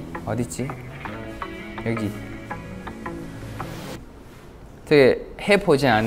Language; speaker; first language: Korean; non-native, fluent; Thai